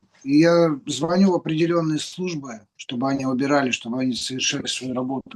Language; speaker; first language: Russian; native; Russian